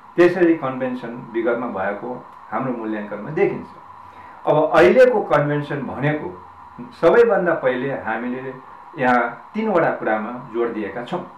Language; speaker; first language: Nepali; non-native, local second language; Sherpa